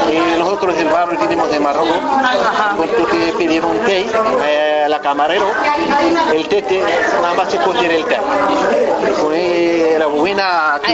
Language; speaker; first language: Spanish; non-native, learner; Arabic